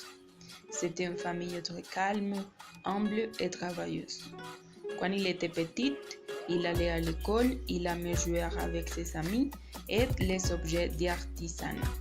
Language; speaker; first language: French; non-native, learner; Spanish